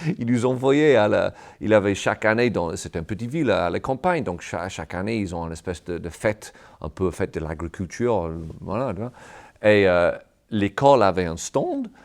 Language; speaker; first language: French; non-native, fluent; English